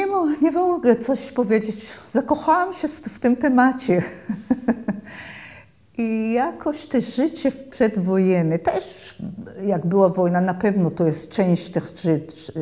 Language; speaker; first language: Polish; early bilingual, heritage; Polish